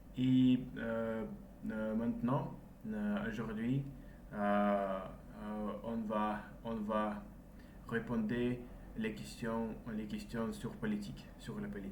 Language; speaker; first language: French; non-native, learner; Russian